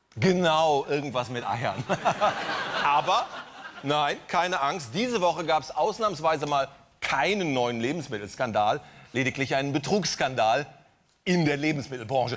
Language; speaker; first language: German; native; German